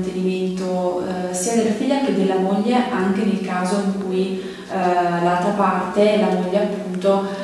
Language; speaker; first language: Italian; native; Italian